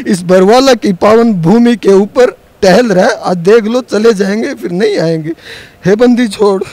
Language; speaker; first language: Hindi; native; Hindi